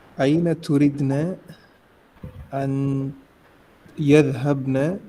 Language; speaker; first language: Arabic; non-native, learner; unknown